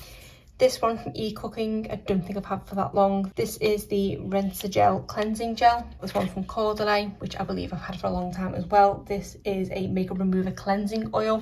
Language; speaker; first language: English; native; English